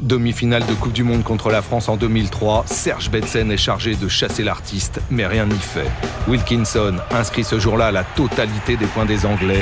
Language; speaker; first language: French; native; French